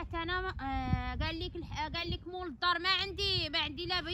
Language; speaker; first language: Arabic; native; Arabic